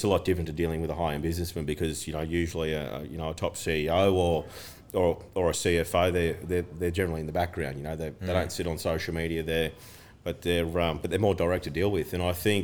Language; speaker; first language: English; native; English